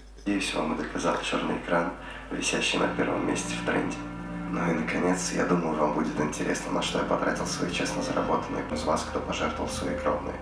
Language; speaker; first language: Russian; native; Russian